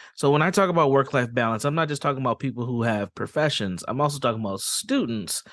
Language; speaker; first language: English; native; English